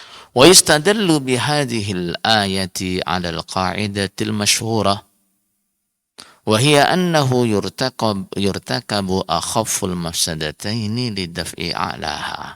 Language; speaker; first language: Arabic; non-native, fluent; Indonesian